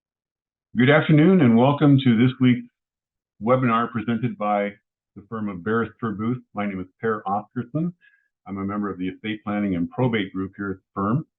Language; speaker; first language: English; native; English